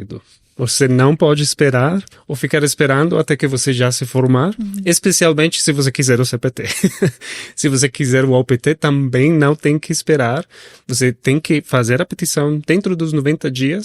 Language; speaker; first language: Portuguese; non-native, fluent; Spanish